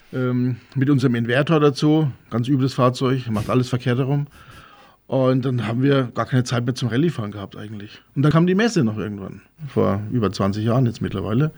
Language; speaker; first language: German; native; German